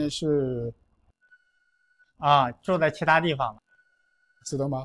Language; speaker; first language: Chinese; native; Chinese